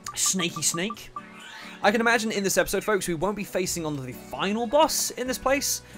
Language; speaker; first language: English; native; English